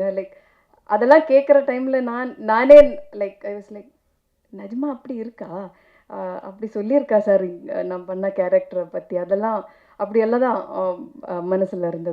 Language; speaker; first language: Tamil; non-native, learner; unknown